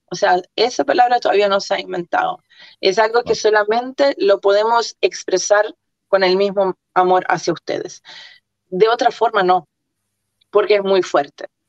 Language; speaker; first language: Spanish; early bilingual, other home language; Croatian